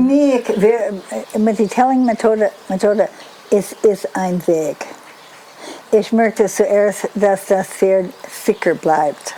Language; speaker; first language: German; non-native, learner; English